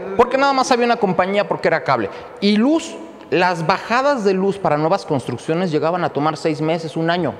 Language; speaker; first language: Spanish; native; Spanish